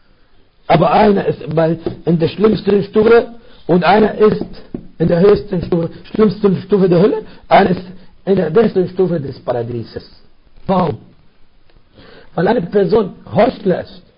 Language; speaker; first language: German; non-native, fluent; Arabic